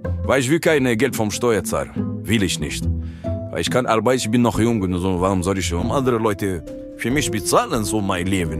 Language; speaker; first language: German; non-native, learner; French